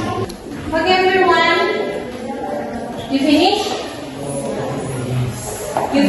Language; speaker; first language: English; non-native, fluent; Indonesian